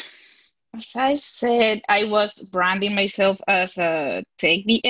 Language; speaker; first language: English; non-native, fluent; Spanish